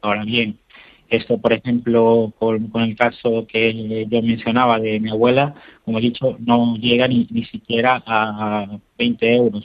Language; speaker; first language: Spanish; native; Spanish